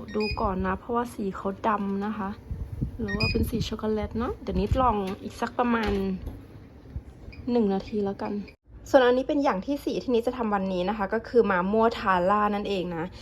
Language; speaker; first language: Thai; native; Thai